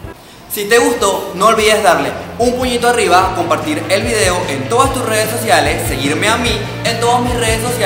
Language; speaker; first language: Spanish; native; Spanish